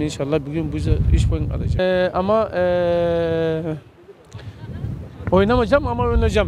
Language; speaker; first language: Turkish; non-native, learner; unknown